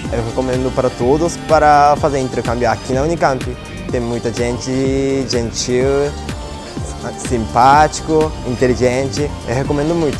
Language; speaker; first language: Portuguese; non-native, learner; Japanese